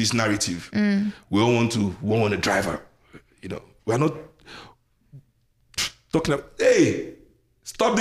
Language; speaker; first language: English; non-native, local second language; Yoruba